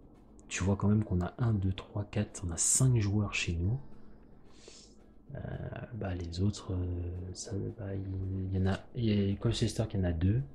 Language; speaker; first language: French; native; French